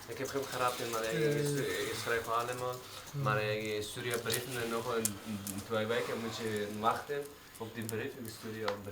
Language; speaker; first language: Dutch; non-native, learner; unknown